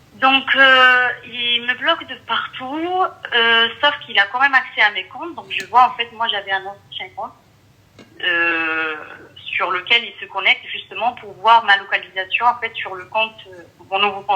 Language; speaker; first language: French; early bilingual, other home language; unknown